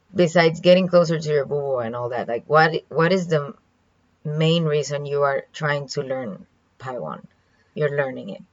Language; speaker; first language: English; non-native, fluent; Spanish